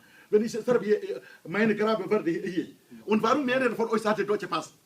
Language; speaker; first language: German; non-native, learner; Hausa